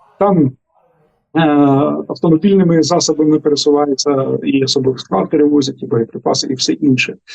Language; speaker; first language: Ukrainian; native; Ukrainian